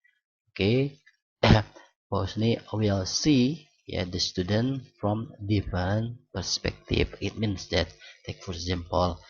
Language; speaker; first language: English; non-native, learner; Indonesian